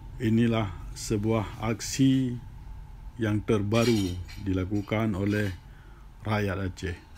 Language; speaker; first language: Malay; non-native, local second language; Achinese